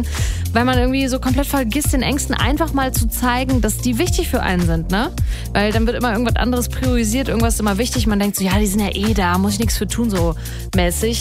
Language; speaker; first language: German; native; German